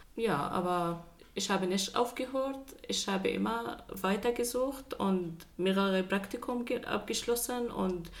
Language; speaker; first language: German; non-native, fluent; Arabic